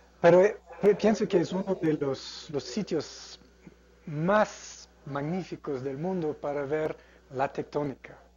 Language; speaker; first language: Spanish; non-native, fluent; English